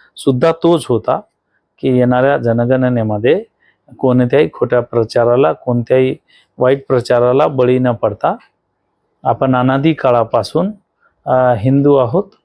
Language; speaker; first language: Marathi; non-native, local second language; Lambadi